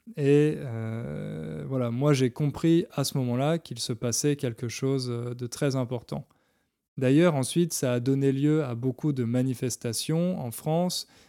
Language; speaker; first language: French; native; French